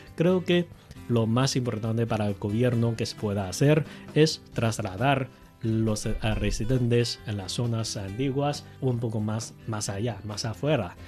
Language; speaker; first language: Spanish; non-native, fluent; Chinese